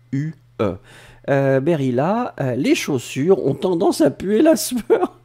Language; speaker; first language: French; native; French